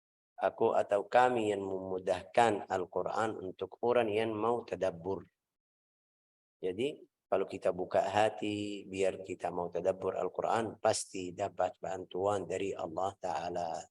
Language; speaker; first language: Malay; non-native, fluent; Arabic